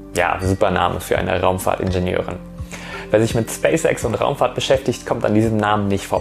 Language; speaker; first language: German; native; German